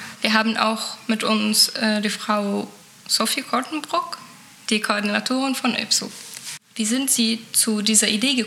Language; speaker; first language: German; non-native, fluent; Arabic